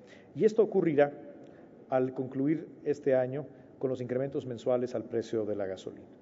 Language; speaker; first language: Spanish; native; Spanish